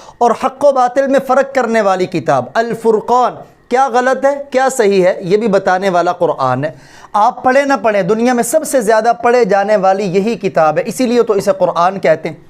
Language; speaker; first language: Urdu; native; Urdu